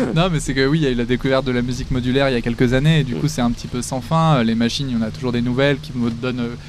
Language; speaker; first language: French; native; French